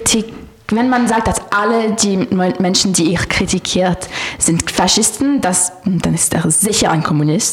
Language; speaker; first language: German; non-native, learner; French